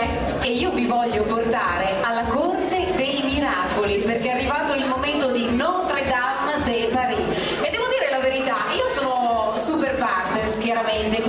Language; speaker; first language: Italian; native; Italian